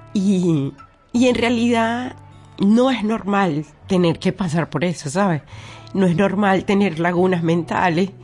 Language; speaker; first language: Spanish; native; Spanish